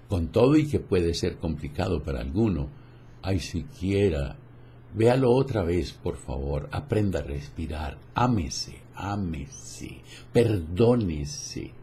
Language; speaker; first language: Spanish; native; Spanish